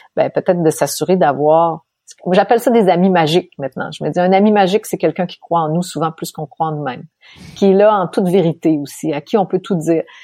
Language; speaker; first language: French; native; French